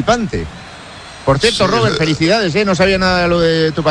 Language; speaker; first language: Spanish; native; Spanish